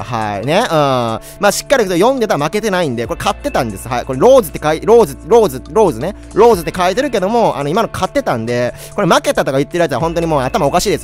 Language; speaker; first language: Japanese; native; Japanese